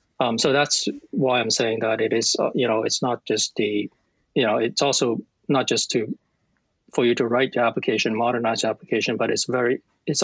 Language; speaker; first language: English; non-native, local second language; Cantonese